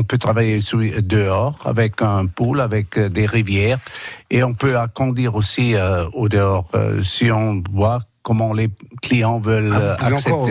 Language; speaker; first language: French; non-native, fluent; German